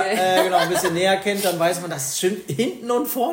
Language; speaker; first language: German; native; German